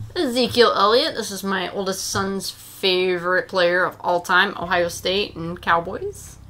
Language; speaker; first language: English; native; English